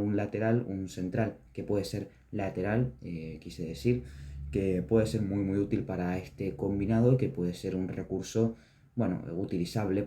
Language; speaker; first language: Spanish; native; Spanish